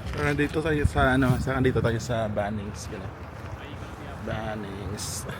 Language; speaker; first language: Filipino; non-native, local second language; Cebuano